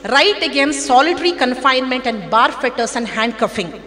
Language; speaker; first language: English; non-native, local second language; Kannada